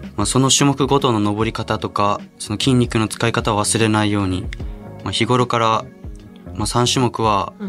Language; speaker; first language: Japanese; native; Japanese